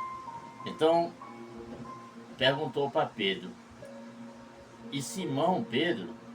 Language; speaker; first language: Portuguese; native; Portuguese